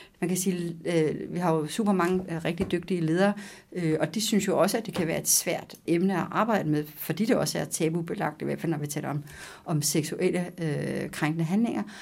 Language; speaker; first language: Danish; native; Danish